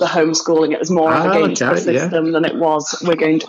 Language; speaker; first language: English; native; English